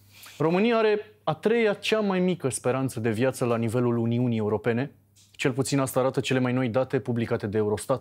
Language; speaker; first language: Romanian; native; Romanian